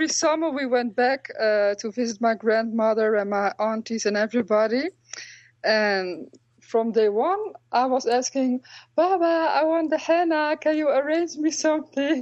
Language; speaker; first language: English; non-native, fluent; Dutch